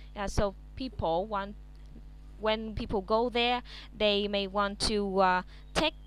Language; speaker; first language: English; non-native, fluent; Vietnamese